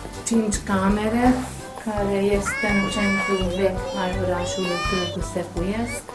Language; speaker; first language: Romanian; non-native, local second language; Hungarian